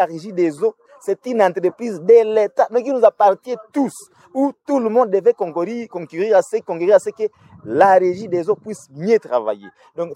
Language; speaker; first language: French; non-native, local second language; Nande